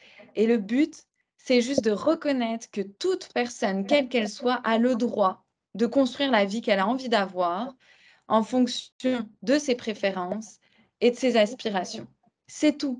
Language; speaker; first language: French; native; French